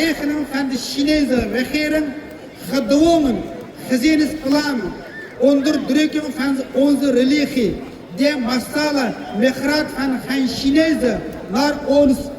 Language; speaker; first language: Dutch; non-native, local second language; Uyghur